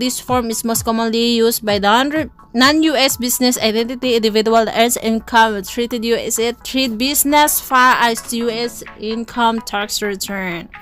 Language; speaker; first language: English; non-native, local second language; Filipino